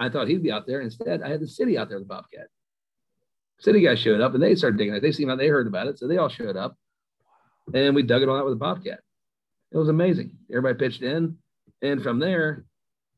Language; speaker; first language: English; native; English